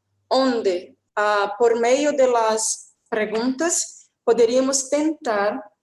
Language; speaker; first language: Spanish; non-native, fluent; Portuguese